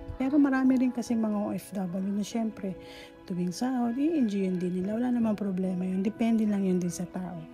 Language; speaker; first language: Filipino; native; Filipino